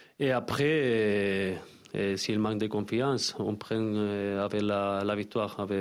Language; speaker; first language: French; non-native, learner; Spanish